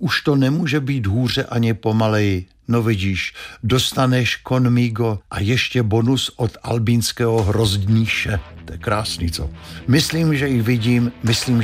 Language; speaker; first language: Czech; native; Czech